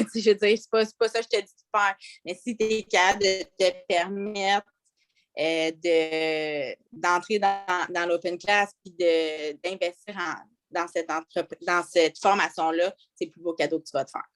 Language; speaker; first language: French; native; French